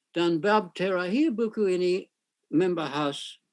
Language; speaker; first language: Indonesian; non-native, fluent; English